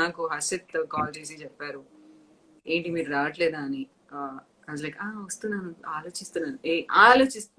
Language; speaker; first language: Telugu; non-native, fluent; Tamil